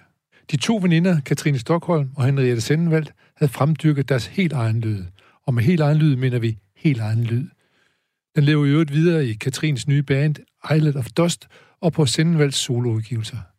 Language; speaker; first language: Danish; native; Danish